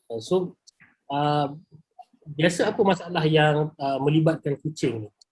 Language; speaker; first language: Malay; native; Malay